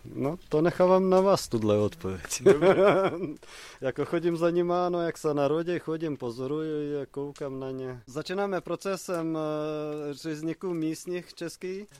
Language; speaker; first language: Czech; non-native, fluent; Rusyn